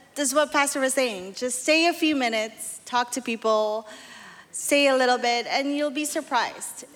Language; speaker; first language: English; non-native, local second language; Filipino